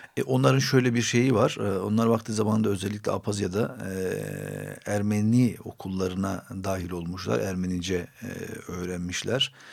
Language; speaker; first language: Turkish; non-native, local second language; Armenian